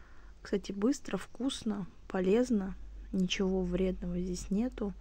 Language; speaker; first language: Russian; native; Russian